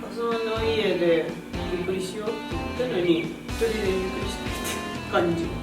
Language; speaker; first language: Japanese; non-native, learner; Spanish